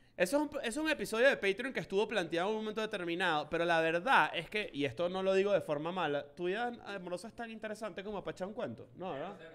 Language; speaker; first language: Spanish; native; Spanish